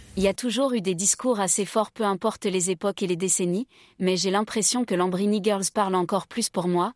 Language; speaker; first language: French; native; French